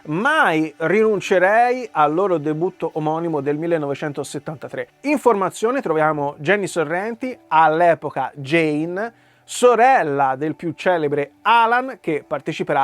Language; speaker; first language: Italian; native; Italian